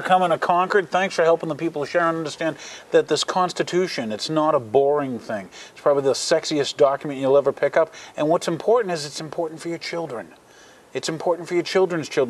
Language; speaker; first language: English; native; English